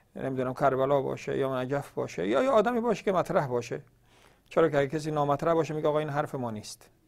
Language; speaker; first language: Persian; native; Persian